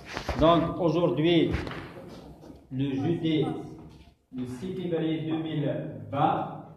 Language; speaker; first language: French; non-native, local second language; Kabyle